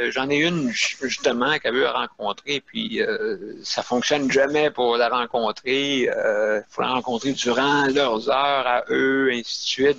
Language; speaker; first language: French; native; French